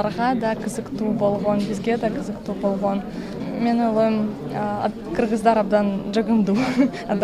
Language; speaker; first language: Kyrgyz; non-native, learner; Russian